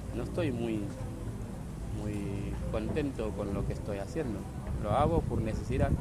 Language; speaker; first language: Spanish; non-native, fluent; Wolof